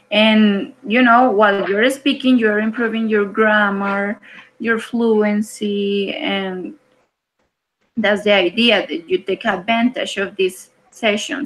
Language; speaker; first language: English; non-native, fluent; Spanish